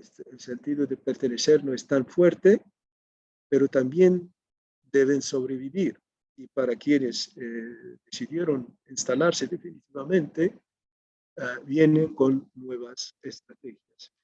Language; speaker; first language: Spanish; non-native, fluent; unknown